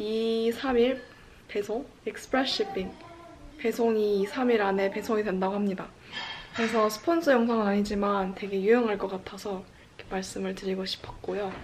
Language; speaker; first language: Korean; early bilingual, heritage; Korean